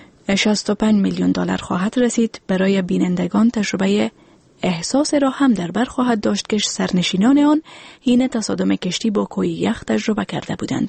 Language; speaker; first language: Persian; native; Persian